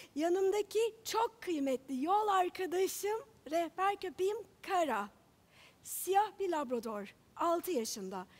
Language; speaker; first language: Turkish; native; Turkish